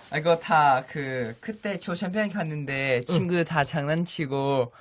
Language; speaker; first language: Korean; non-native, learner; Thai